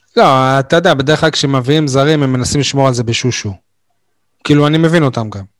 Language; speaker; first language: Hebrew; native; Hebrew